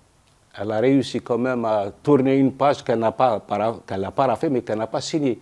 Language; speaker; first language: French; non-native, local second language; Arabic